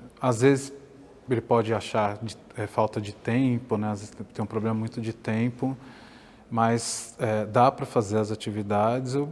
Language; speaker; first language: Portuguese; native; Portuguese